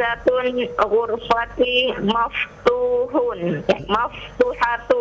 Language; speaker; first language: Arabic; non-native, learner; Indonesian